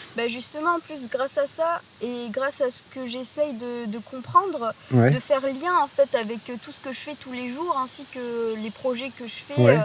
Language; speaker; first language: French; native; French